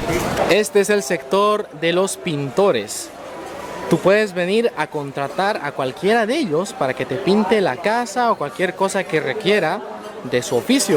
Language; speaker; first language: Spanish; native; Spanish